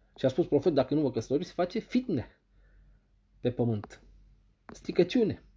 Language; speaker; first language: Romanian; non-native, fluent; Arabic